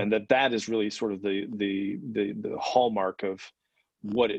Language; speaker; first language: English; native; English